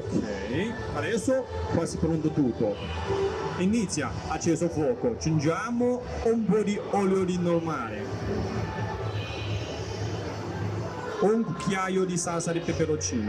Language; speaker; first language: Italian; non-native, learner; Chinese